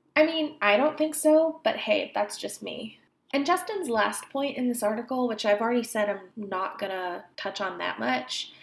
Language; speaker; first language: English; native; English